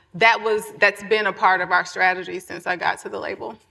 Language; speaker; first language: English; native; English